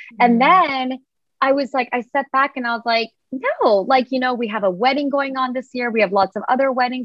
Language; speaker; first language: English; native; English